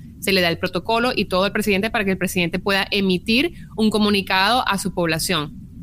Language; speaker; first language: Spanish; native; Spanish